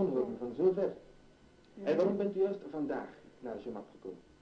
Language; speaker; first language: Dutch; native; Dutch